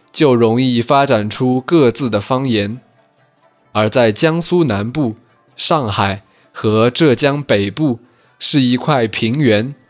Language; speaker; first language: Chinese; non-native, local second language; Wu Chinese